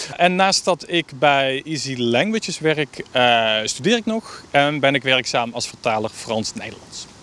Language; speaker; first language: Dutch; native; Dutch